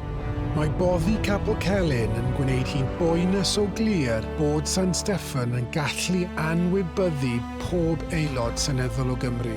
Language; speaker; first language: Welsh; non-native, local second language; English